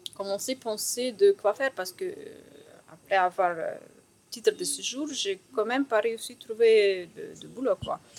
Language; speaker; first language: French; non-native, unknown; Ukrainian